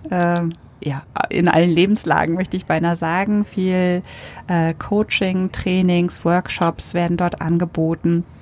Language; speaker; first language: German; native; German